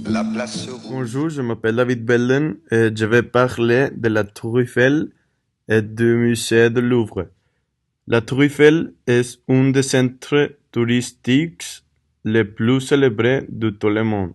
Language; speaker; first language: French; non-native, learner; Spanish